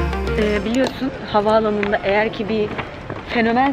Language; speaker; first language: Turkish; native; Turkish